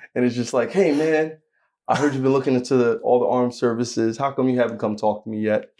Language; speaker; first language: English; native; English